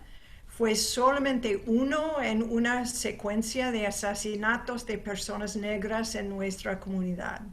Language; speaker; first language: Spanish; non-native, fluent; English